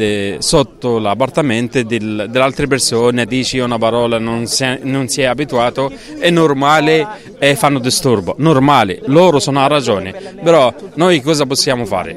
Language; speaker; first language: Italian; non-native, learner; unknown